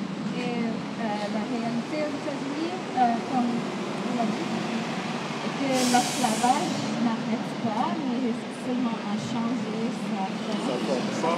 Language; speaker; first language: French; non-native, learner; English